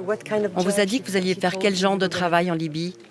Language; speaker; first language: French; native; French